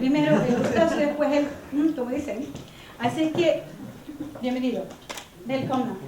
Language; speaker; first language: Spanish; early bilingual, heritage; Spanish